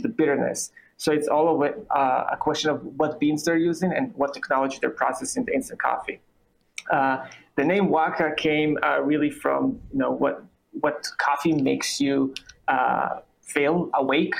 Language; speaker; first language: English; non-native, fluent; Hebrew